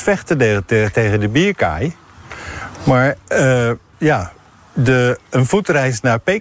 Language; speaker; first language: Dutch; native; Dutch